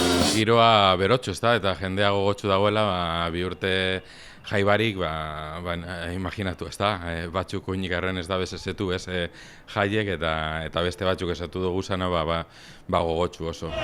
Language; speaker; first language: Basque; native; Basque